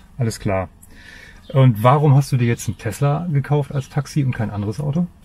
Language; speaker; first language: German; native; German